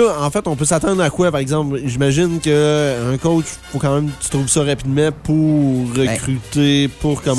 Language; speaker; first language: French; native; French